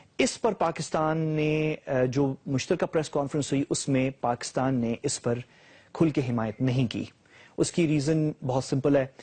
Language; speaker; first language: Urdu; native; Urdu